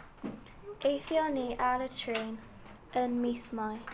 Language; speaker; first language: Welsh; non-native, learner; English